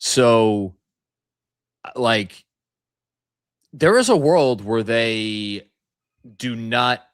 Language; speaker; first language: English; native; English